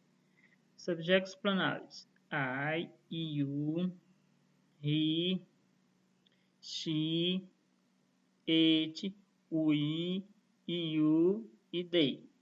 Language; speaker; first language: English; non-native, fluent; Portuguese